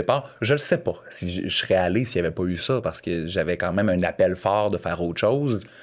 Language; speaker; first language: French; native; French